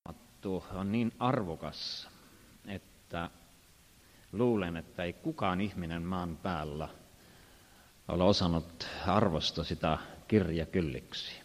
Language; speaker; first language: Finnish; non-native, fluent; Estonian